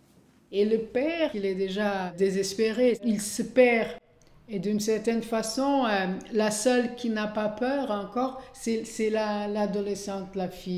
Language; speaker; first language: French; non-native, fluent; Portuguese